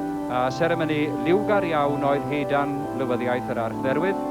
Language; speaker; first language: Welsh; native; Welsh